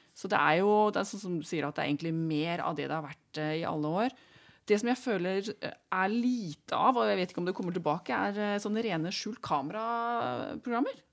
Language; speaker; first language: Norwegian; native; Norwegian